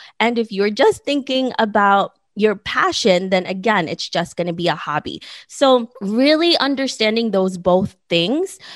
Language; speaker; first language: English; early bilingual, other home language; Filipino